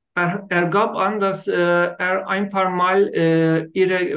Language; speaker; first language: German; non-native, learner; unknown